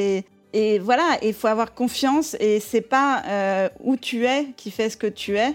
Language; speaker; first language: French; native; French